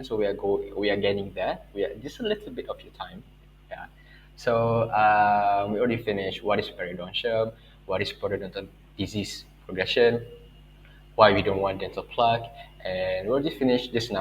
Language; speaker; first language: English; non-native, local second language; Malay